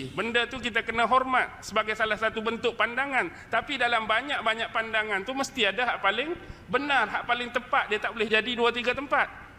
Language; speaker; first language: Malay; native; Malay